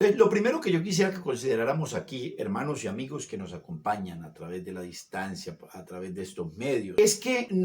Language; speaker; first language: Spanish; native; Spanish